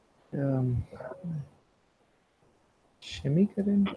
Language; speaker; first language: German; non-native, learner; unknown